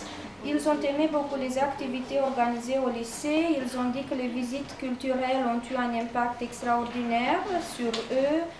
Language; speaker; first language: French; non-native, fluent; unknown